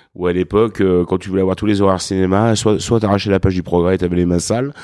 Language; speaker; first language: French; native; French